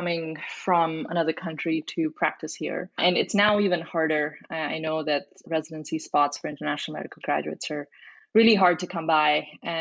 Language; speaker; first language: English; non-native, local second language; Hindi